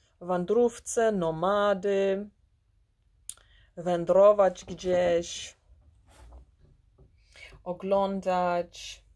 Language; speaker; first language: Polish; early bilingual, heritage; Polish